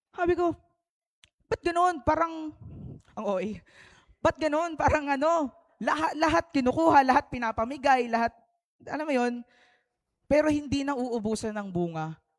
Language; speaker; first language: Filipino; native; Filipino